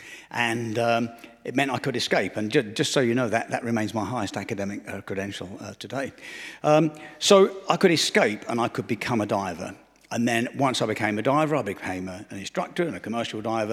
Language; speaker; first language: English; native; English